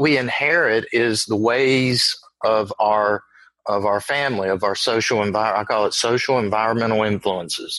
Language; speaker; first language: English; native; English